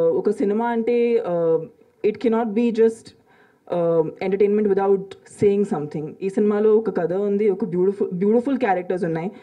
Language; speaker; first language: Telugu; non-native, local second language; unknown